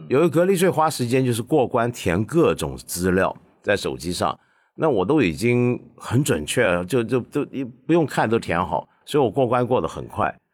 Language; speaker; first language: Chinese; non-native, local second language; Cantonese